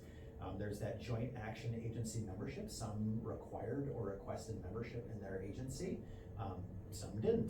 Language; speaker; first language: English; native; English